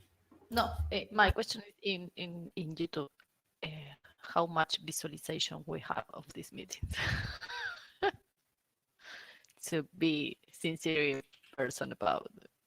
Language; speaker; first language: English; non-native, learner; Spanish